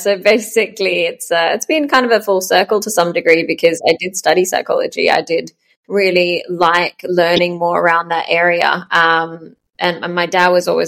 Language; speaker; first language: English; native; English